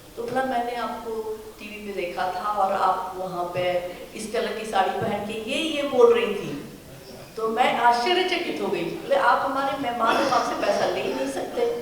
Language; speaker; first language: Hindi; native; Hindi